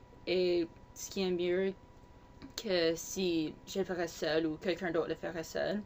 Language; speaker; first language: French; non-native, local second language; English